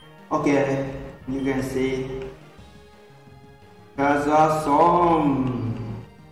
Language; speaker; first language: English; non-native, learner; Vietnamese